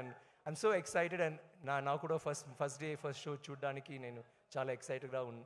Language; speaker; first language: Telugu; non-native, learner; Tamil